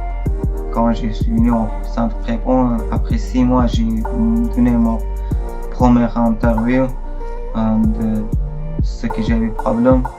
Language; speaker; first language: French; non-native, learner; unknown